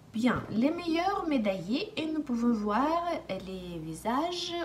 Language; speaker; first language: French; non-native, fluent; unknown